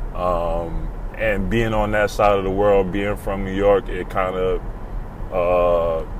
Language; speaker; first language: English; native; English